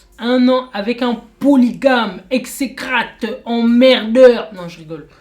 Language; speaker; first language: French; early bilingual, other home language; Lingala